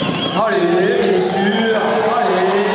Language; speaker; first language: French; native; French